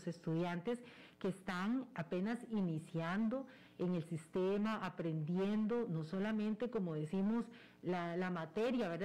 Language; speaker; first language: Spanish; native; Spanish